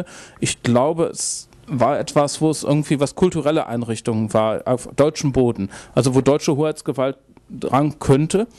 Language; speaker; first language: German; native; German